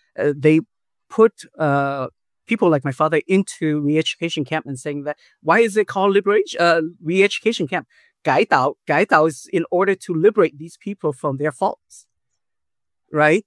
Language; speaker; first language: English; early bilingual, other home language; Vietnamese